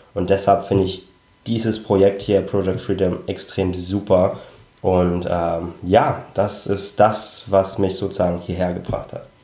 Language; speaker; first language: German; early bilingual, other home language; Cantonese